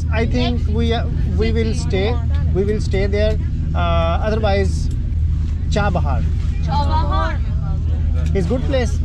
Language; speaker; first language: English; non-native, learner; Urdu